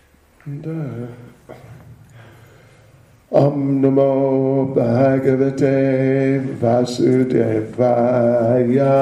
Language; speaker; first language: Russian; non-native, learner; English